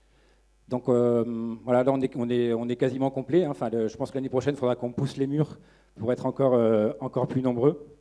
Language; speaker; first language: French; native; French